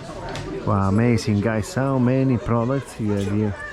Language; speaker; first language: English; non-native, fluent; Italian